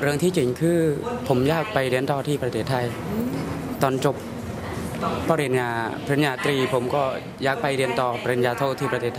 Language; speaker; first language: Thai; non-native, learner; Khmer